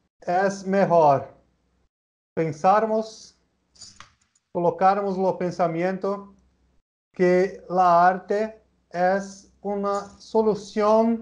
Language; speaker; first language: Spanish; non-native, learner; Portuguese